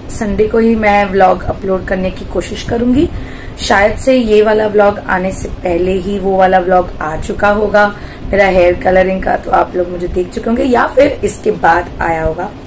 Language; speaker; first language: Hindi; native; Hindi